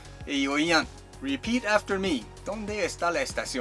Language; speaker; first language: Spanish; non-native, fluent; Chinese